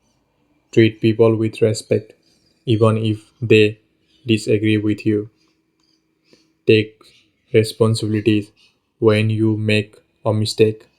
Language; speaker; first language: English; non-native, fluent; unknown